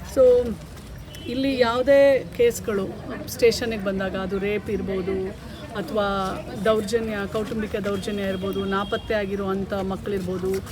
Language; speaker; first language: Kannada; native; Kannada